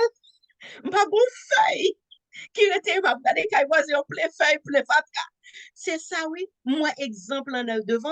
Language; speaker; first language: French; non-native, local second language; Haitian Creole